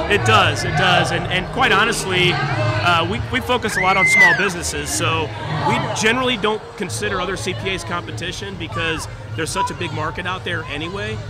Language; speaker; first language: English; native; English